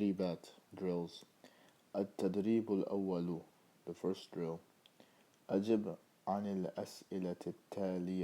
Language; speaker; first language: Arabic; non-native, fluent; English